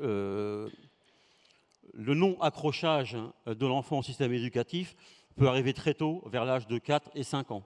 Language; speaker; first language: French; native; French